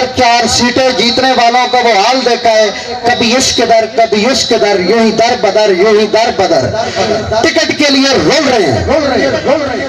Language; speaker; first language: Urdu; non-native, local second language; Punjabi